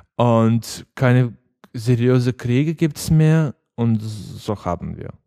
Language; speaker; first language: German; non-native, learner; Ukrainian